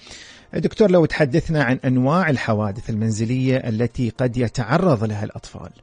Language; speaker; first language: Arabic; native; Arabic